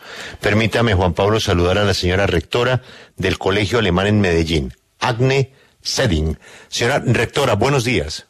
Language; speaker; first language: Spanish; native; Spanish